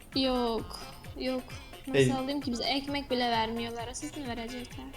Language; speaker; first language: Turkish; non-native, fluent; Arabic